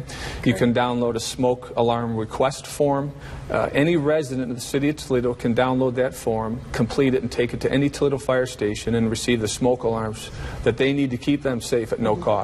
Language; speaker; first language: English; native; English